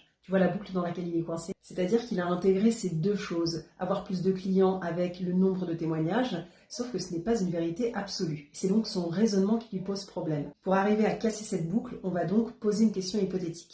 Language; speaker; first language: French; native; French